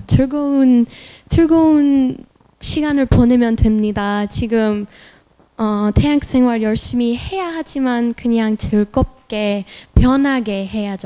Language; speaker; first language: Korean; non-native, fluent; French